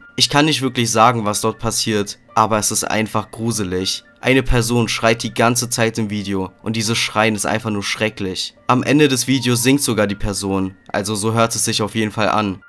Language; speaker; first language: German; native; German